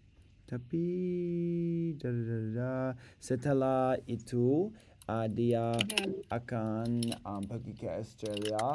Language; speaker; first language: Indonesian; non-native, learner; English